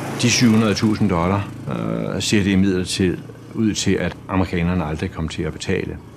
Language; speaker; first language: Danish; native; Danish